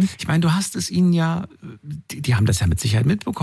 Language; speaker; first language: German; native; German